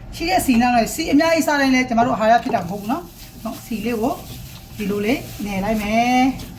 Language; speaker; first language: Burmese; native; Burmese